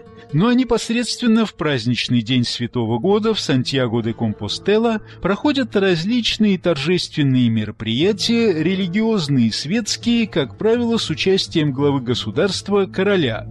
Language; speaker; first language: Russian; native; Russian